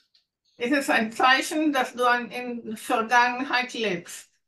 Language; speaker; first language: German; non-native, learner; Hebrew